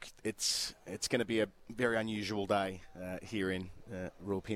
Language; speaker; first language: English; native; English